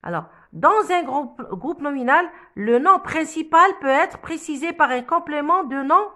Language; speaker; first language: French; non-native, local second language; Arabic